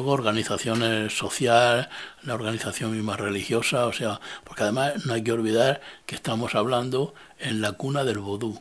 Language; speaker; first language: Spanish; native; Spanish